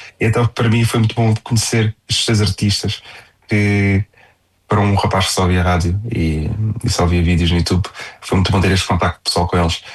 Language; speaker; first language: Portuguese; native; Portuguese